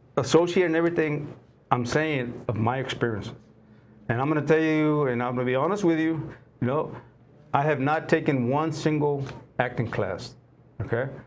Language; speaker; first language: English; native; English